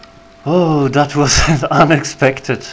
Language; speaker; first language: English; non-native, learner; Polish